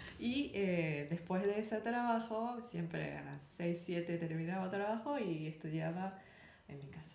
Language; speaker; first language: Spanish; non-native, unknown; Japanese